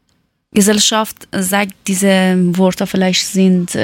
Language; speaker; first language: German; non-native, learner; Persian